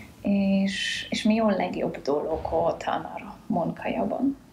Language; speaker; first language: Hungarian; non-native, fluent; Polish